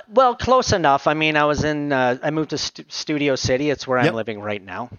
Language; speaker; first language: English; native; English